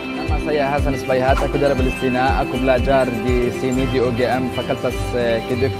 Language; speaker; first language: Indonesian; non-native, learner; Arabic